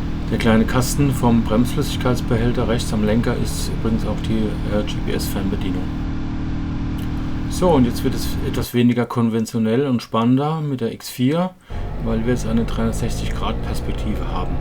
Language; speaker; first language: German; native; German